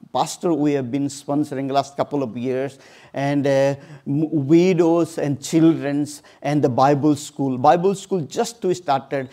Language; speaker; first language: English; non-native, local second language; Odia